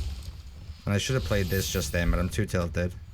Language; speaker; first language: English; native; English